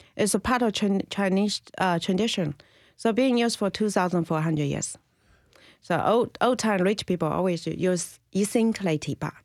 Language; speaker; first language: English; non-native, learner; Chinese